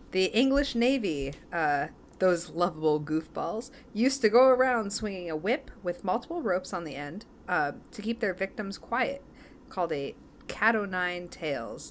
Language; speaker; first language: English; native; English